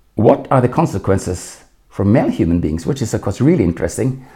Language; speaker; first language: English; non-native, fluent; Norwegian